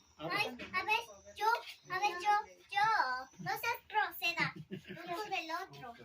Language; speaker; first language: Spanish; native; Spanish